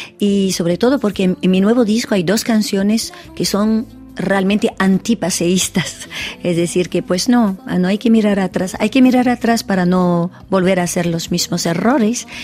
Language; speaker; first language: Spanish; early bilingual, heritage; French